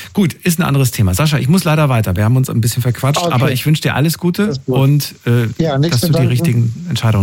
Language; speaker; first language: German; native; German